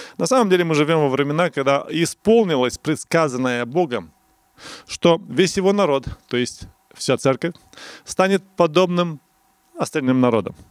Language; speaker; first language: Russian; non-native, local second language; Romanian